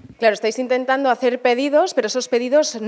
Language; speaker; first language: Spanish; native; Spanish